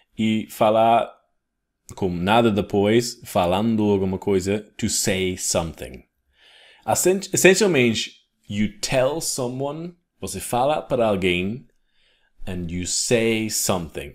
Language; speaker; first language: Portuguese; non-native, fluent; English